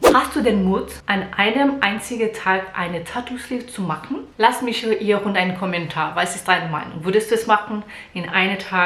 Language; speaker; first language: German; non-native, learner; Portuguese